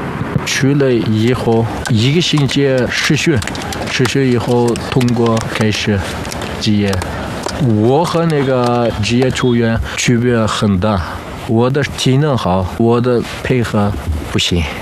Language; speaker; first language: Chinese; non-native, local second language; Uyghur